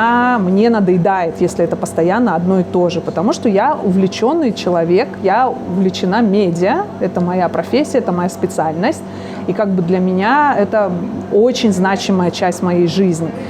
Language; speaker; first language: Russian; non-native, local second language; Tajik